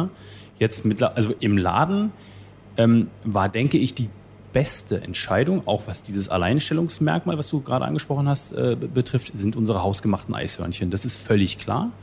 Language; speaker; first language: German; native; German